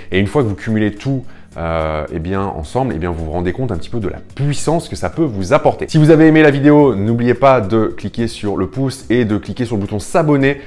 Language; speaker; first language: French; native; French